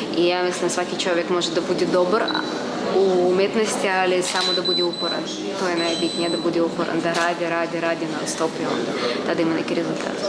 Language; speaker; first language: Bosnian; non-native, fluent; Russian